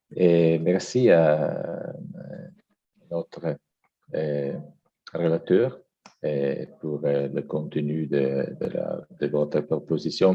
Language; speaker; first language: French; non-native, fluent; Italian